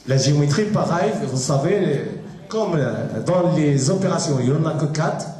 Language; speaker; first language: French; non-native, local second language; Arabic